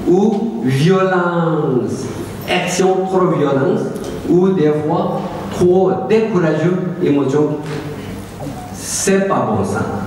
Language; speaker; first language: French; non-native, learner; Tibetan